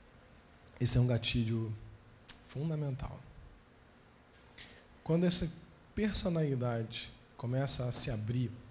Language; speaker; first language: Portuguese; native; Portuguese